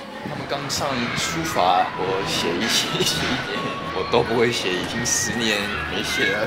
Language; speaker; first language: Chinese; early bilingual, heritage; English